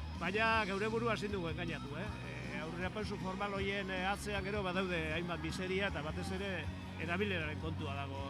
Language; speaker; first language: Basque; native; Basque